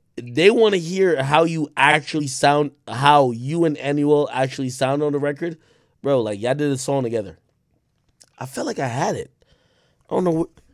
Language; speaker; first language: English; native; English